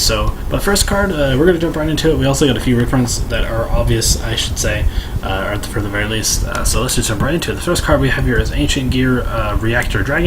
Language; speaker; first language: English; native; English